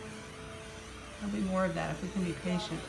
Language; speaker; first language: English; native; English